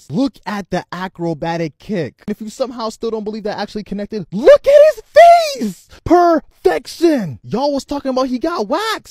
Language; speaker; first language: English; native; English